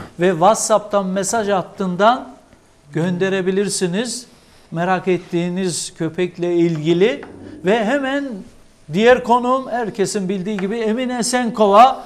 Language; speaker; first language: Turkish; native; Turkish